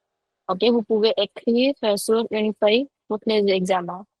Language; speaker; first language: French; non-native, fluent; Hindi